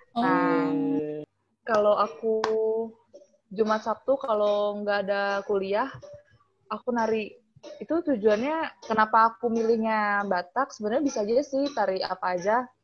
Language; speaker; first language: Indonesian; native; Indonesian